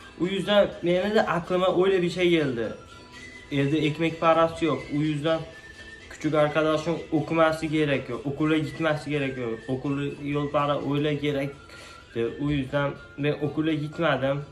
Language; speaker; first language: Turkish; non-native, learner; Uzbek